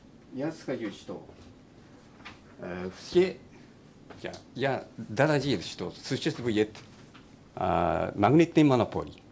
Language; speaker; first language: Russian; non-native, learner; Japanese